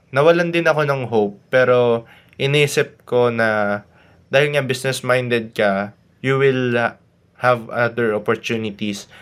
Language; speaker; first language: Filipino; native; Filipino